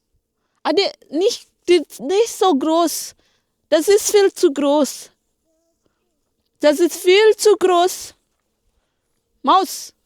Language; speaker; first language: German; non-native, fluent; Indonesian